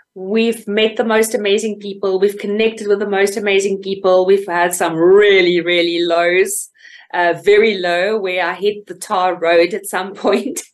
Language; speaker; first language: English; native; English